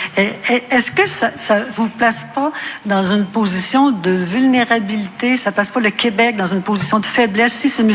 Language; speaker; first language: French; native; French